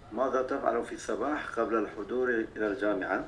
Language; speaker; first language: Arabic; non-native, learner; Turkish